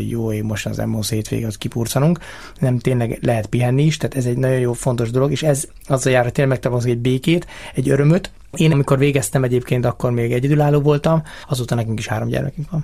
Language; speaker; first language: Hungarian; native; Hungarian